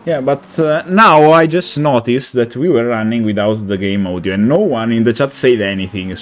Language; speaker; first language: English; non-native, fluent; Italian